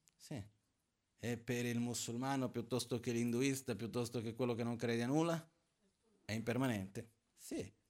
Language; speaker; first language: Italian; non-native, fluent; Portuguese